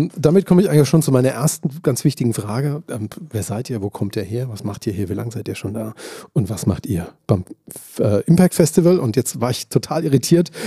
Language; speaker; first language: German; native; German